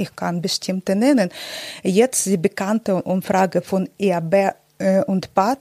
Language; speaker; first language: German; non-native, learner; Ukrainian